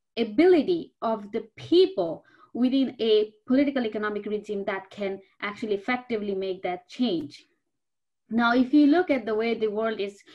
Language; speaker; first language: English; non-native, local second language; Bangla